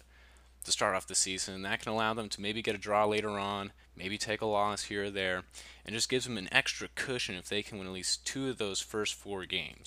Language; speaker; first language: English; native; English